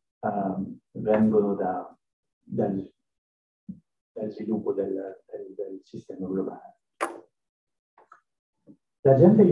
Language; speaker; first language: Italian; non-native, learner; French